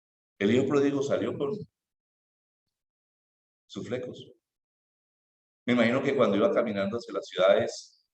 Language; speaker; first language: Spanish; native; Spanish